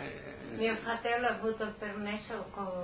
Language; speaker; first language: Italian; non-native, local second language; Friulian